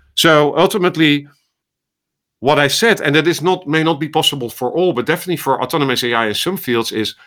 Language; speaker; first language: English; non-native, fluent; Dutch